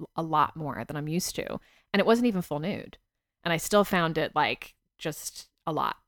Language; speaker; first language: English; native; English